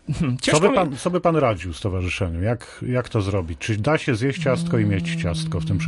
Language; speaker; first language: Polish; native; Polish